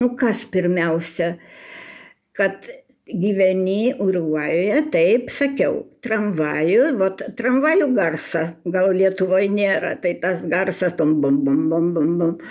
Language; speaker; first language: Lithuanian; early bilingual, heritage; Lithuanian